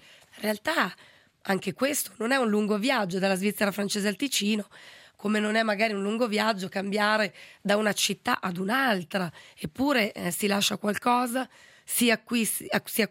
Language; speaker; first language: Italian; native; Italian